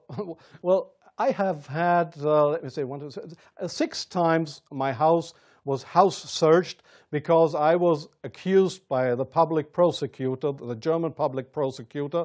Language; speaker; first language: English; non-native, fluent; German